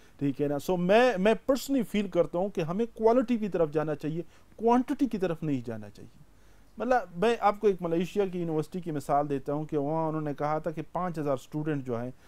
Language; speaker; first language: Urdu; non-native, local second language; Pashto